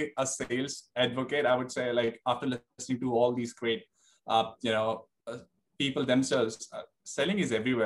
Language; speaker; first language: English; non-native, local second language; Hindi